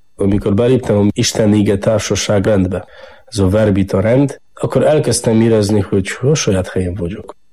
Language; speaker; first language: Hungarian; non-native, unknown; Polish